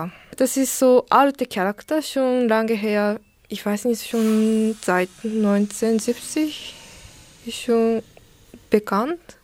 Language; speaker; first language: German; non-native, learner; Japanese